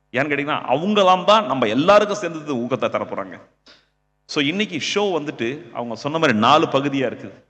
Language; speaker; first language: Tamil; native; Tamil